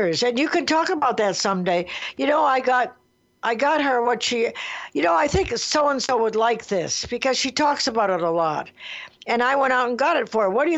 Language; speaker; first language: English; native; English